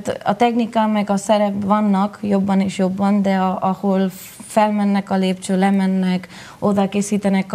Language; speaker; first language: Hungarian; non-native, learner; Spanish